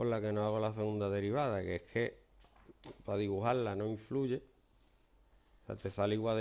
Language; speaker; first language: Spanish; native; Spanish